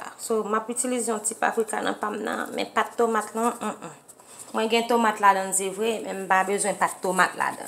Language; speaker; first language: French; non-native, learner; Haitian Creole